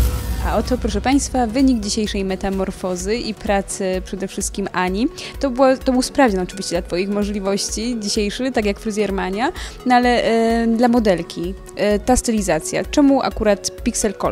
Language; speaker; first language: Polish; native; Polish